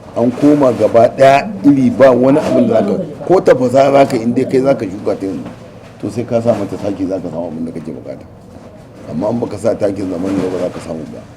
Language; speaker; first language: Hausa; native; Hausa